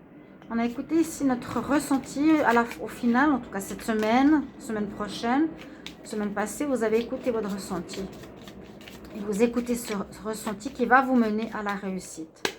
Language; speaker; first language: French; native; French